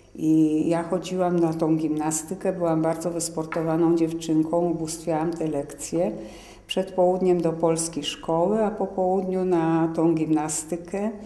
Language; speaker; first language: Polish; native; Polish